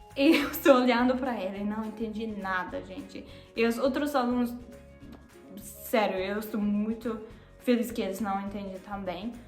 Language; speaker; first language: Portuguese; non-native, learner; German